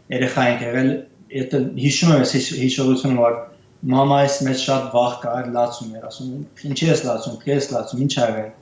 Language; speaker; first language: Armenian; early bilingual, heritage; Armenian